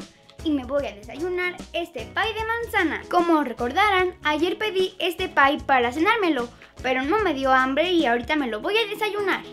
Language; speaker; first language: Spanish; native; Spanish